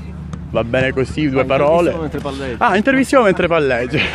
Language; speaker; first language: Italian; native; Italian